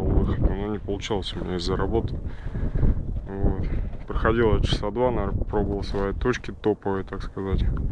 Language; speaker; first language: Russian; native; Russian